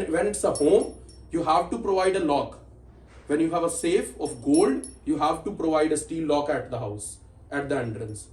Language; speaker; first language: English; non-native, local second language; Punjabi